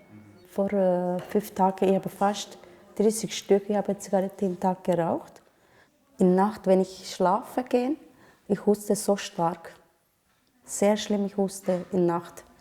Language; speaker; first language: German; non-native, learner; Turkish